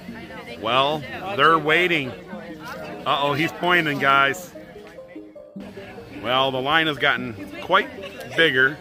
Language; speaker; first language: English; native; English